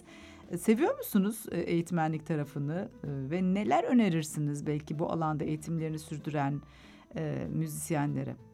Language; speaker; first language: Turkish; native; Turkish